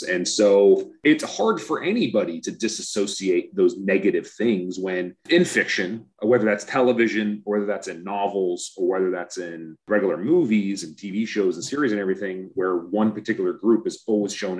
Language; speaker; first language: English; native; English